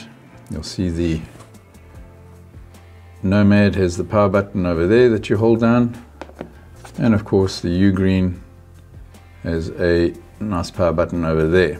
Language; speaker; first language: English; native; English